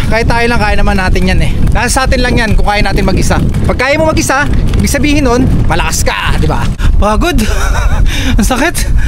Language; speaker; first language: Filipino; native; Filipino